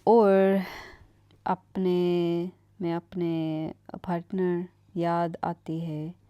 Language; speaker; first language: Hindi; non-native, learner; English